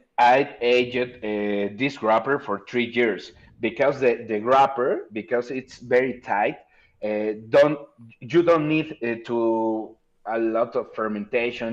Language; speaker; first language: English; non-native, learner; Spanish